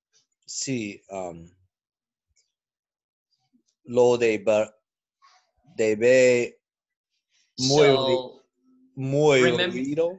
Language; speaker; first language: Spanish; non-native, learner; English